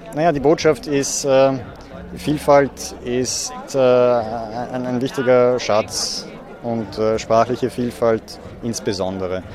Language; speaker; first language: German; native; German